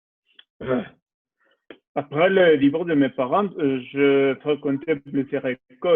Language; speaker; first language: French; non-native, learner; Spanish